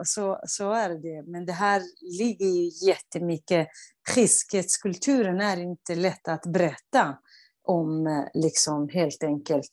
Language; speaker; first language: Swedish; non-native, fluent; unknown